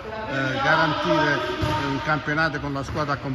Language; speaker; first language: Italian; native; Italian